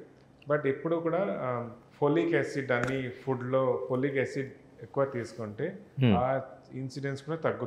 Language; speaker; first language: Telugu; non-native, learner; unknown